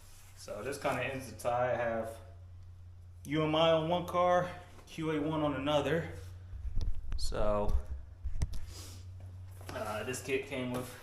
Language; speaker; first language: English; native; English